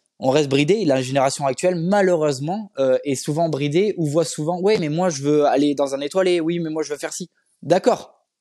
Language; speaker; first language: French; native; French